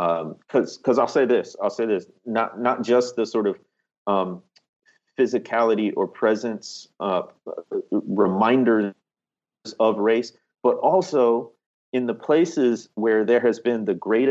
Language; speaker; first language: English; native; English